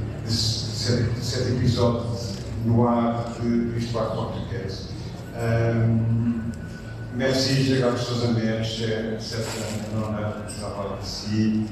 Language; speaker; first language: French; non-native, fluent; Portuguese